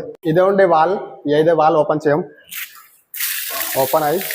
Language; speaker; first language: Malayalam; non-native, local second language; Hindi